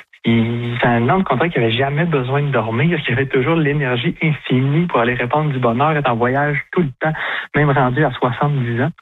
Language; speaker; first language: French; native; French